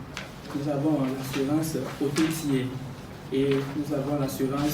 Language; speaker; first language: French; non-native, fluent; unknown